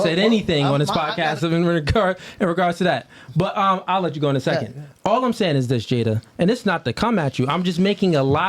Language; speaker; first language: English; native; English